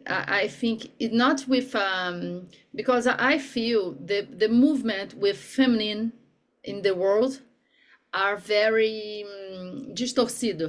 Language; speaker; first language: English; non-native, learner; Portuguese